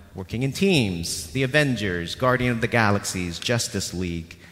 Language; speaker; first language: English; non-native, local second language; Cantonese